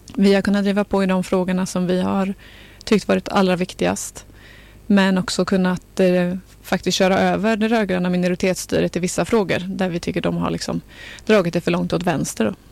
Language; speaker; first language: Swedish; native; Swedish